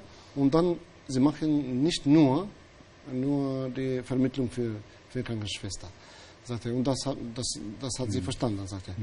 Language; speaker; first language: German; non-native, fluent; Albanian